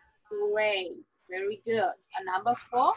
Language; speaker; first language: English; non-native, fluent; Spanish